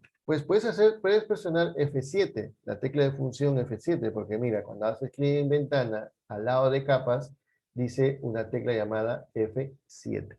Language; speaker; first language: Spanish; native; Spanish